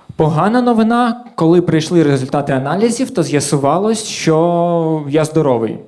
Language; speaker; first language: Ukrainian; native; Ukrainian